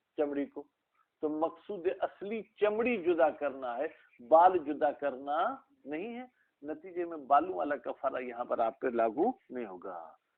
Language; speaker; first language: Urdu; non-native, local second language; Sindhi